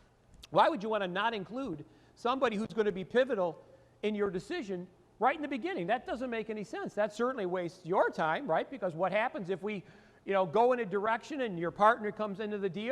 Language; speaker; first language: English; native; English